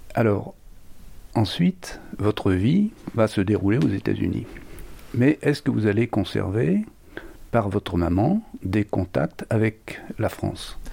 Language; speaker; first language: French; native; French